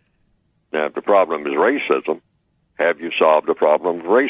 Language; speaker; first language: English; native; English